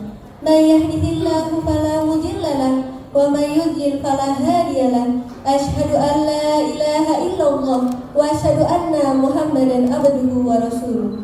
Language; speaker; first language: Arabic; non-native, learner; Indonesian